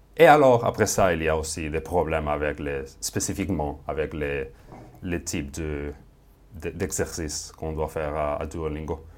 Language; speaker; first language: French; non-native, fluent; Spanish